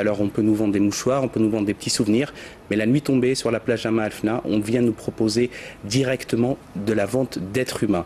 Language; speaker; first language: French; native; French